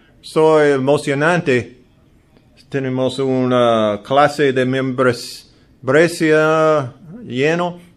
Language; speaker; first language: Spanish; non-native, learner; English